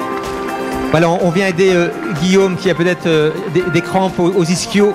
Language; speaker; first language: French; native; French